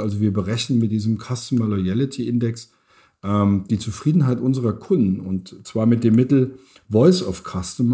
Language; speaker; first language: German; native; German